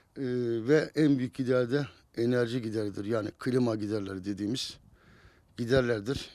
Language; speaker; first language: Turkish; native; Turkish